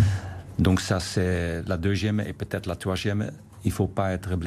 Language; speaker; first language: French; non-native, fluent; Dutch